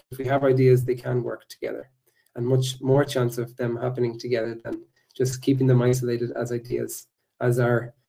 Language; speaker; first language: English; native; English